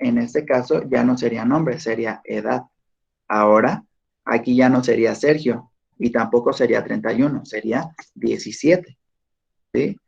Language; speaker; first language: Spanish; native; Spanish